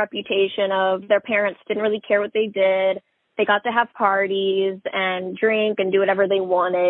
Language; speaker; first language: English; native; English